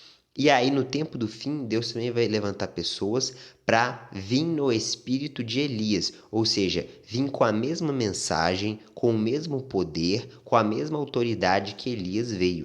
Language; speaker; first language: Portuguese; native; Portuguese